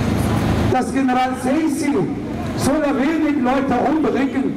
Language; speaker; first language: German; non-native, learner; Arabic